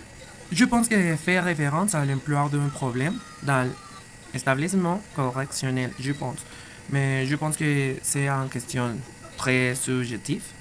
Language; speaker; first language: French; non-native, learner; Spanish